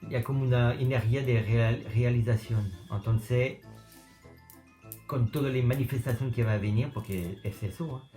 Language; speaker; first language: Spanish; non-native, learner; French